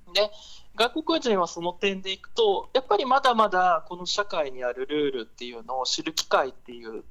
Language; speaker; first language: Japanese; early bilingual, other home language; Portuguese